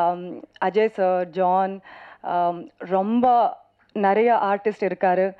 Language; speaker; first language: Tamil; non-native, learner; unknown